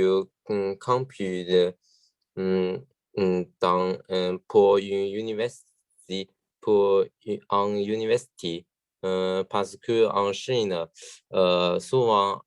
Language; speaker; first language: French; non-native, learner; Chinese